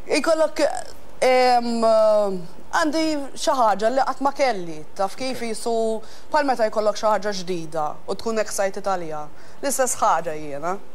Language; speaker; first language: Maltese; early bilingual, other home language; Romanian